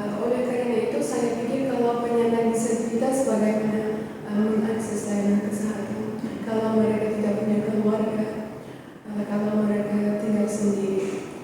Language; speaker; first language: Indonesian; non-native, learner; Uzbek